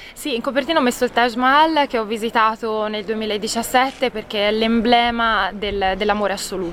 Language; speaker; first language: Italian; native; Italian